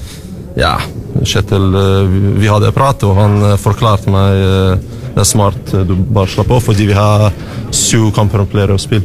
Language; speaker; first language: Norwegian; non-native, learner; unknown